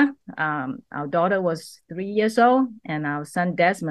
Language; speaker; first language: English; non-native, local second language; Cantonese